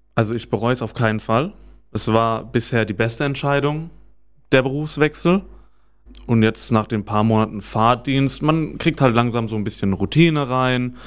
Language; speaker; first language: German; native; German